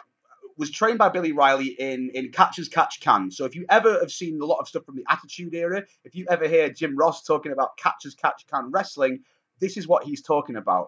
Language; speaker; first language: English; native; English